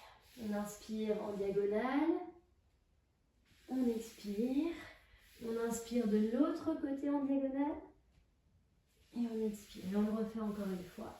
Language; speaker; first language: French; native; French